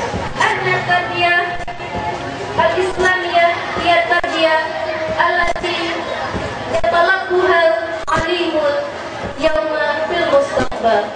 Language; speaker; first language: Arabic; non-native, learner; Indonesian